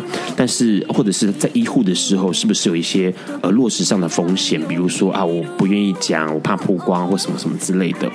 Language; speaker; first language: Chinese; native; Chinese